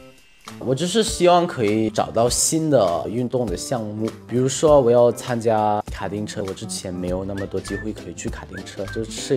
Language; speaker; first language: Chinese; non-native, fluent; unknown